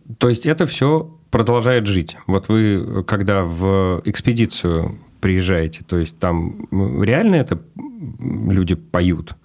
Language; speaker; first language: Russian; native; Russian